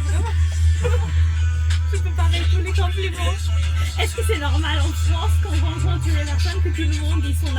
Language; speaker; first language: French; non-native, fluent; German